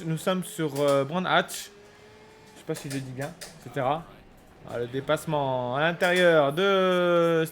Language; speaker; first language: French; native; French